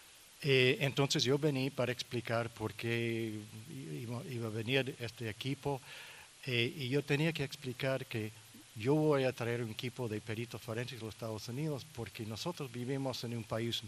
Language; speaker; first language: Spanish; non-native, learner; English